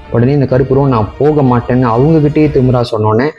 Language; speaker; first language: Tamil; early bilingual, heritage; Tamil